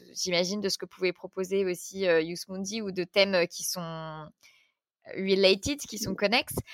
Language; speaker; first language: French; native; French